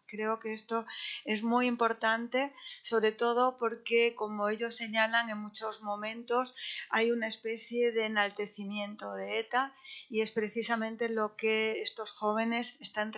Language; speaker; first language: Spanish; native; Spanish